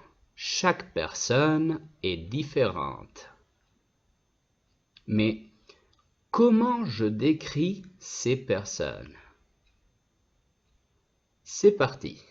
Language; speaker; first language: French; non-native, fluent; Spanish